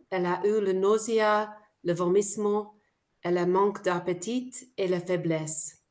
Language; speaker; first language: French; non-native, fluent; English